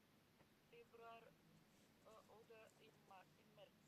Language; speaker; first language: German; non-native, learner; Macedonian